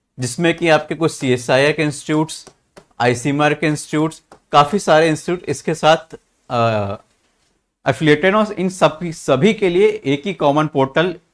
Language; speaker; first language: Hindi; native; Hindi